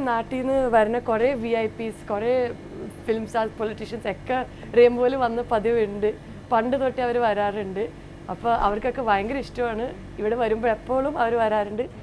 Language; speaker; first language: Malayalam; early bilingual, heritage; Malayalam